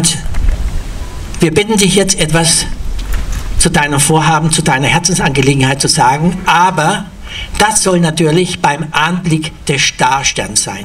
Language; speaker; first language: German; native; German